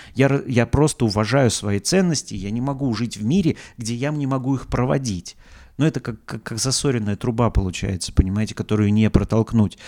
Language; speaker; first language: Russian; native; Russian